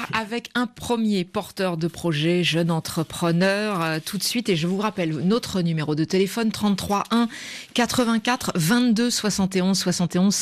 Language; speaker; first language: French; native; French